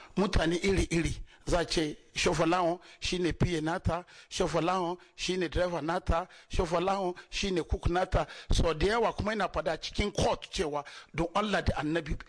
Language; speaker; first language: Hausa; non-native, local second language; Yoruba